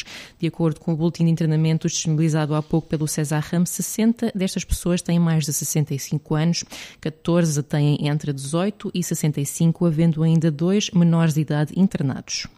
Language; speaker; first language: Portuguese; native; Portuguese